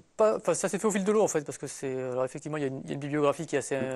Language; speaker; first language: French; native; French